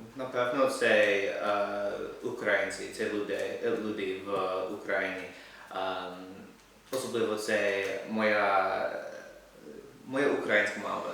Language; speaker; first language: Ukrainian; non-native, learner; English